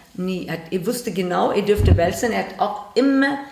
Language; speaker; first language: German; non-native, learner; Swedish